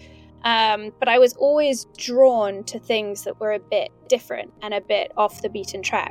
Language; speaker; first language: English; native; English